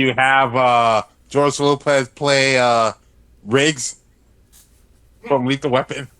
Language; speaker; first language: English; native; English